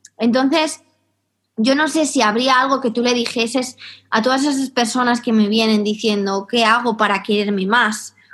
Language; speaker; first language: Spanish; native; Spanish